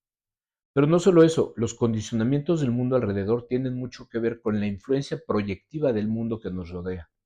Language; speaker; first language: Spanish; native; Spanish